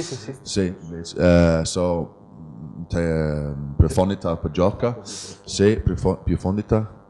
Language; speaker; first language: Italian; non-native, learner; English